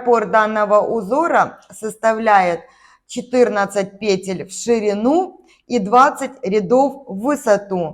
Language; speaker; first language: Russian; native; Russian